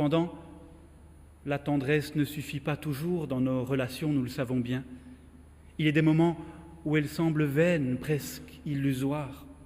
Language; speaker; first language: French; native; French